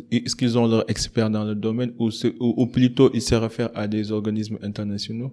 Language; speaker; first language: French; non-native, local second language; Wolof